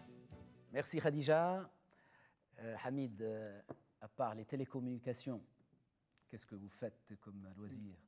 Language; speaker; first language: French; non-native, local second language; Arabic